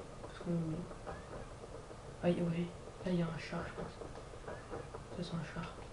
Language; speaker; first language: French; native; French